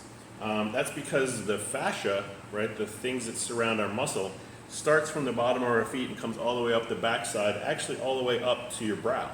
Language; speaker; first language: English; native; English